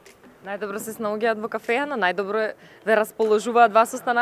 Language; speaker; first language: Macedonian; native; Macedonian